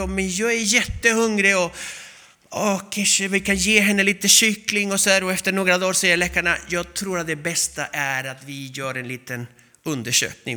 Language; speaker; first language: Swedish; non-native, fluent; Spanish